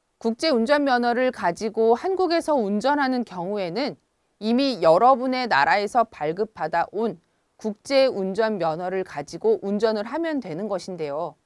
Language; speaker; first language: Korean; native; Korean